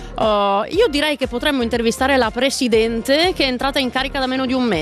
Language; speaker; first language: Italian; native; Italian